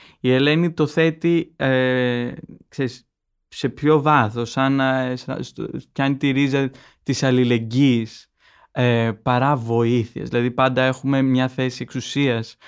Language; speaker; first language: Greek; native; Greek